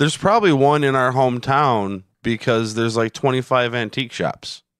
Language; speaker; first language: English; native; English